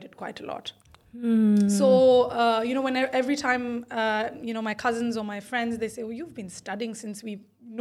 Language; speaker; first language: English; non-native, local second language; Urdu